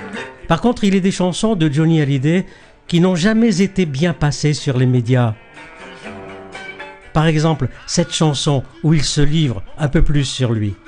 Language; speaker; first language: French; native; French